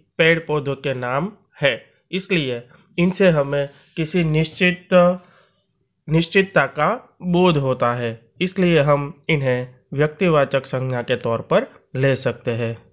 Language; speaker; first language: Hindi; non-native, local second language; Gujarati